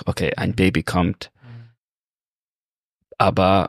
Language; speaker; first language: German; non-native, learner; English